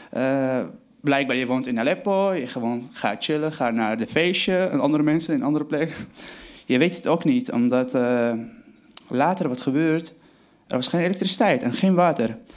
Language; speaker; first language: Dutch; non-native, learner; Arabic